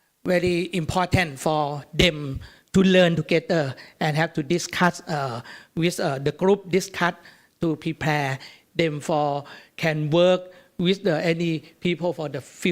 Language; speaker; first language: English; non-native, learner; Thai